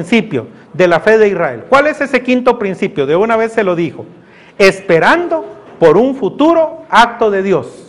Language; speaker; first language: Spanish; native; Spanish